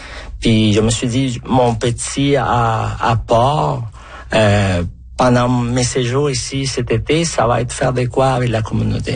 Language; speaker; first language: French; non-native, fluent; Spanish